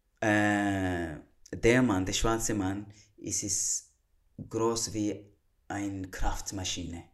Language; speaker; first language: German; non-native, fluent; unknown